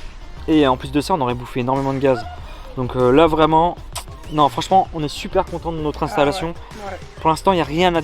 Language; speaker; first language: French; native; French